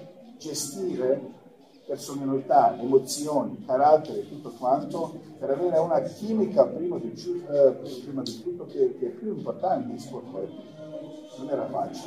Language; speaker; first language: Italian; non-native, fluent; Croatian